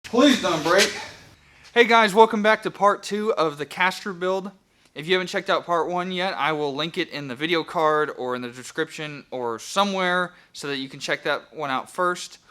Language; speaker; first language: English; native; English